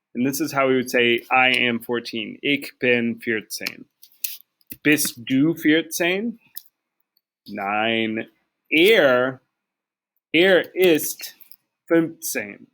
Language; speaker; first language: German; non-native, fluent; English